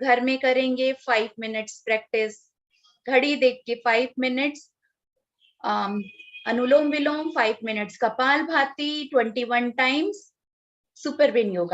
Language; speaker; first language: Hindi; native; Hindi